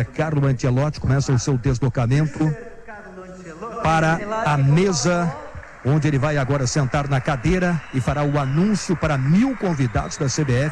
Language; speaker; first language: Portuguese; native; Portuguese